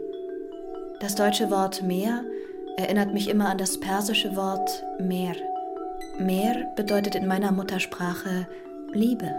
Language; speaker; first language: German; non-native, fluent; Persian